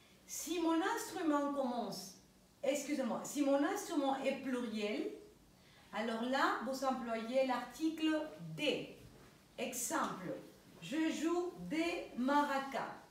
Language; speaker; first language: French; non-native, fluent; Spanish